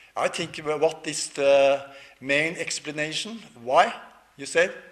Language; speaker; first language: English; non-native, learner; Norwegian